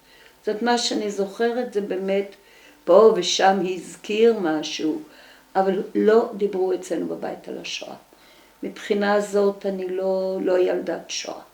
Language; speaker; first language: Hebrew; early bilingual, other home language; Dutch